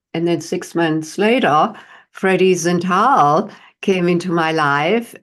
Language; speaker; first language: English; non-native, fluent; German